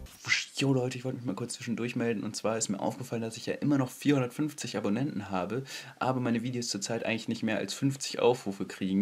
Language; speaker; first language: German; native; German